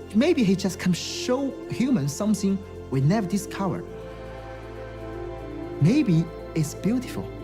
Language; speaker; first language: English; non-native, learner; Chinese